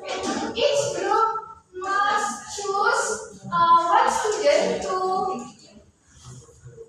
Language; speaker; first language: English; non-native, learner; Indonesian